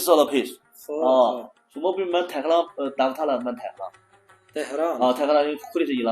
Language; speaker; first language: Persian; non-native, learner; Chinese